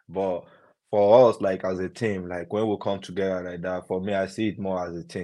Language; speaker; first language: English; non-native, local second language; Yoruba